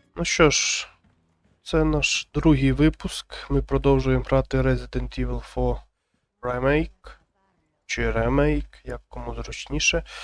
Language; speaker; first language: Ukrainian; non-native, local second language; Russian